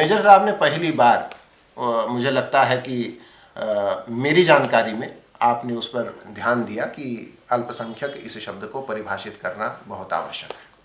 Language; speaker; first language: Hindi; non-native, local second language; Marathi